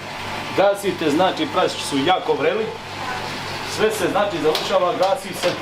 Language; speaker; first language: Bosnian; native; Bosnian